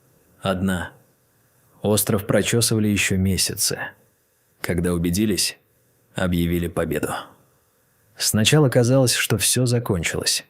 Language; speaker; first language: Russian; native; Russian